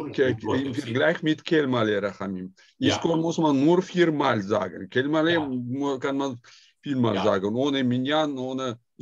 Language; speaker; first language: German; non-native, learner; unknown